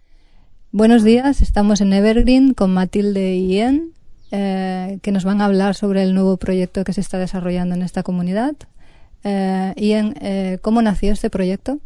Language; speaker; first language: Spanish; native; Spanish